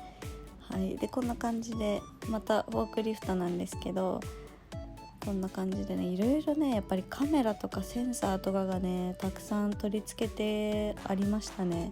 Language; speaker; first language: Japanese; native; Japanese